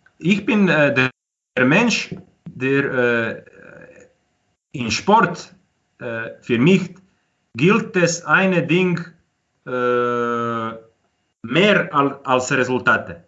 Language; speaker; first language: German; non-native, fluent; Croatian